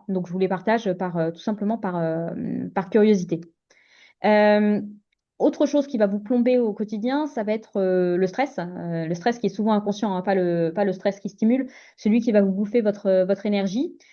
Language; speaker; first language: French; native; French